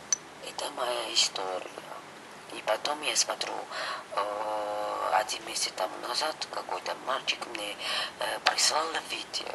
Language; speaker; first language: Russian; non-native, fluent; Georgian